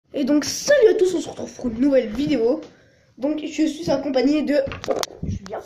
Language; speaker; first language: French; native; French